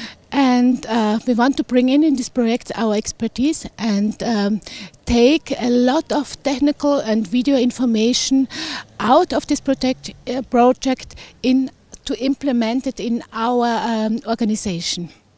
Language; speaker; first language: English; non-native, fluent; German